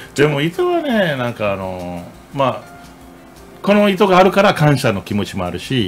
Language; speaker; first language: Japanese; non-native, fluent; English